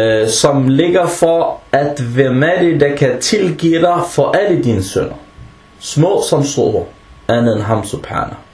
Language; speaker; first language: Danish; early bilingual, other home language; Arabic